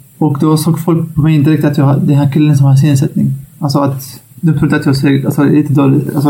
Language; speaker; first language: Swedish; non-native, fluent; Arabic